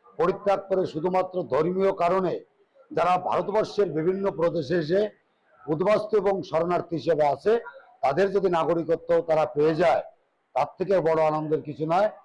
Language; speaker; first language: Bangla; native; Bangla